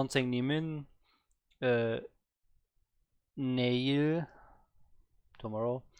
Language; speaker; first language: Korean; non-native, learner; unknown